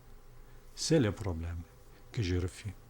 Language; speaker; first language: French; non-native, fluent; Arabic